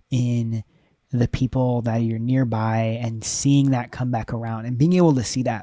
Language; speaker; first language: English; native; English